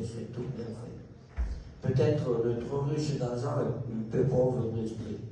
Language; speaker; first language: French; non-native, local second language; Italian